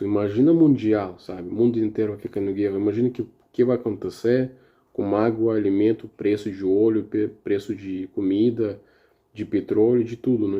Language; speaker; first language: Portuguese; non-native, learner; Russian